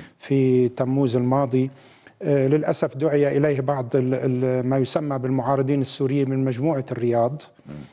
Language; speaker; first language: Arabic; native; Arabic